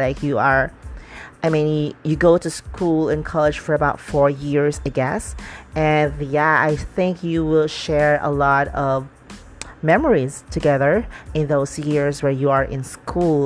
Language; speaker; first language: English; non-native, local second language; Cebuano